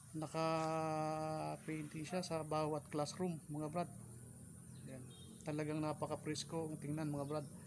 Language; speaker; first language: Filipino; non-native, local second language; Bikol